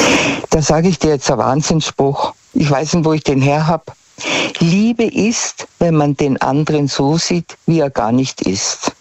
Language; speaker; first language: German; native; German